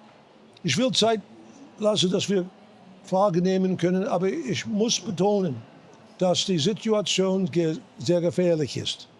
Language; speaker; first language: German; non-native, fluent; English